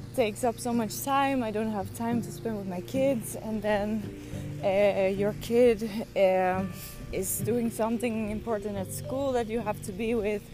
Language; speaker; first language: English; non-native, fluent; Dutch